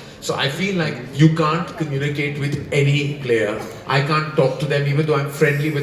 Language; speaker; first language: English; non-native, local second language; Hindi